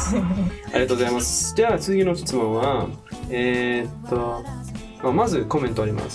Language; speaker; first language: Japanese; non-native, learner; English